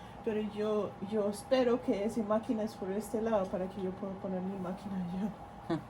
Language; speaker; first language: Spanish; early bilingual, heritage; Spanish